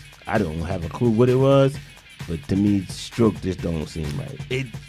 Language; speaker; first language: English; native; English